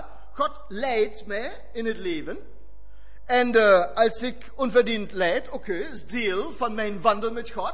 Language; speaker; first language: Dutch; non-native, fluent; German